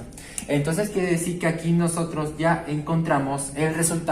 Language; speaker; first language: Spanish; native; Spanish